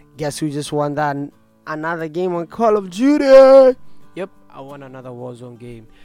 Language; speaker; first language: English; non-native, local second language; Tswana